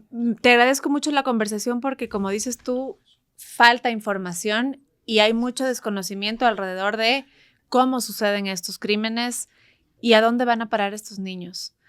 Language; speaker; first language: Spanish; native; Spanish